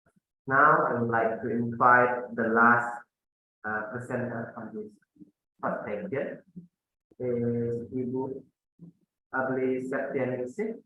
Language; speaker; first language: English; non-native, fluent; Indonesian